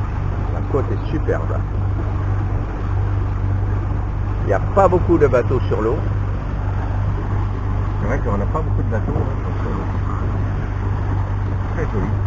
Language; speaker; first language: French; native; French